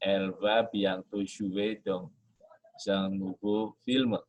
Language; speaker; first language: French; non-native, fluent; Indonesian